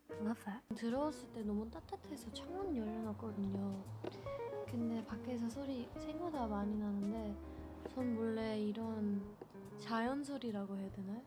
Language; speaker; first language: Korean; non-native, fluent; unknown